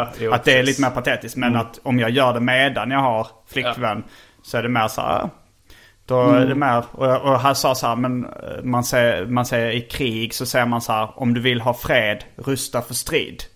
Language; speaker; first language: Swedish; native; Swedish